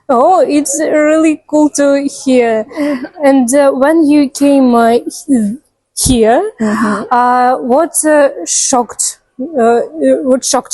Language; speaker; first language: English; non-native, fluent; Russian